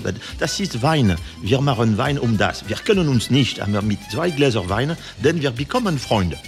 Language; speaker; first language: German; non-native, learner; French